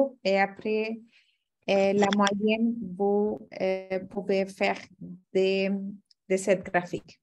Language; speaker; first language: French; non-native, fluent; Spanish